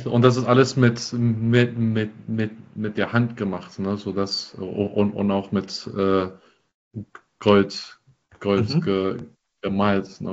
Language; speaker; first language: German; non-native, fluent; English